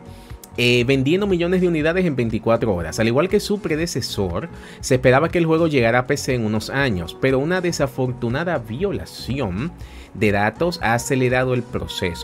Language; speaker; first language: Spanish; native; Spanish